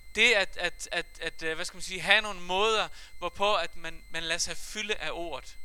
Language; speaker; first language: Danish; non-native, fluent; Faroese